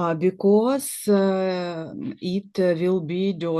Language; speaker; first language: English; non-native, learner; Russian